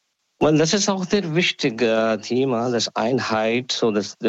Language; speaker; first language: German; non-native, learner; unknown